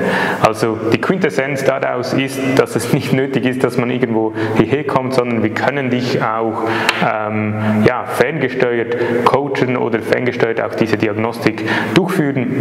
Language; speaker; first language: German; native; German